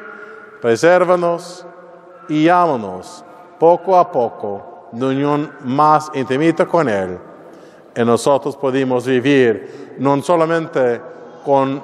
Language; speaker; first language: Spanish; non-native, learner; English